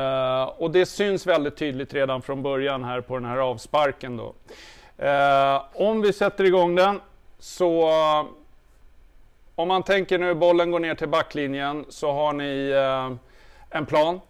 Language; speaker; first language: Swedish; native; Swedish